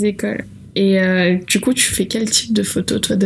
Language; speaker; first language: French; native; French